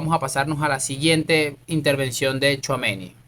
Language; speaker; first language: Spanish; native; Spanish